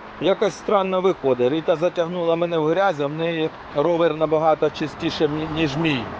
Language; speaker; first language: Ukrainian; non-native, local second language; Russian